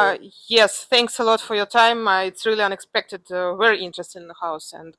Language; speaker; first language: English; non-native, fluent; Russian